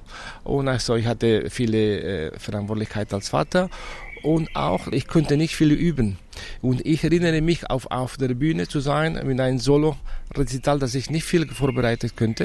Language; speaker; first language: German; non-native, fluent; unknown